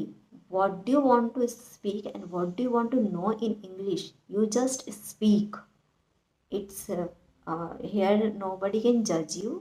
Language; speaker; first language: English; non-native, learner; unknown